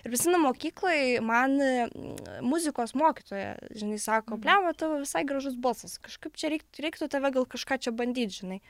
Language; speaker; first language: Lithuanian; non-native, local second language; Polish